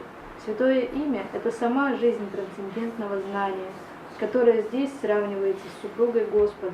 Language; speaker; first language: Russian; native; Russian